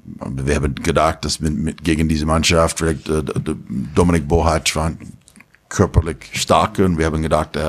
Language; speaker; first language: German; non-native, learner; English